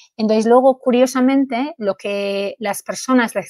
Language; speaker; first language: Spanish; non-native, fluent; English